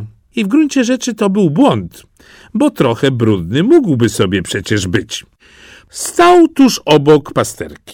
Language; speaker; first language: Polish; native; Polish